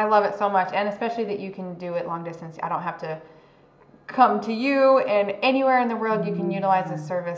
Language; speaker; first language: English; native; English